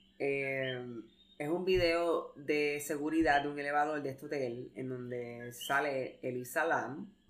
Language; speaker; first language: Spanish; early bilingual, heritage; Spanish